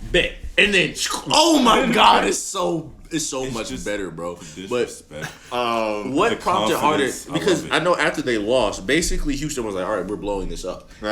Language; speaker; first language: English; native; English